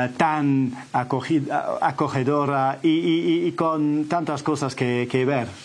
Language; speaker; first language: Spanish; non-native, fluent; English